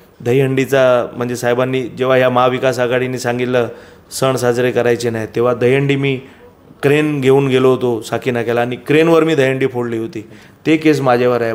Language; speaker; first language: Marathi; non-native, local second language; Gujarati